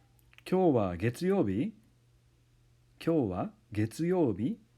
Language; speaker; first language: Japanese; non-native, fluent; English